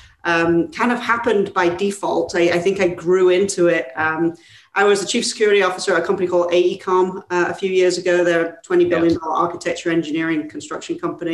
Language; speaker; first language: English; native; English